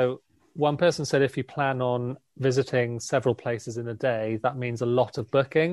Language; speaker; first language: English; native; English